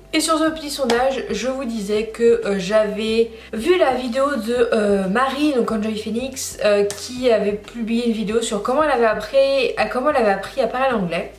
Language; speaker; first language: French; native; French